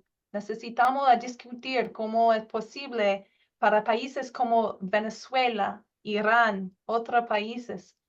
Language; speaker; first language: Spanish; non-native, learner; English